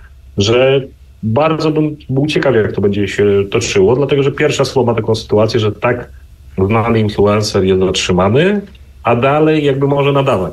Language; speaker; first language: Polish; native; Polish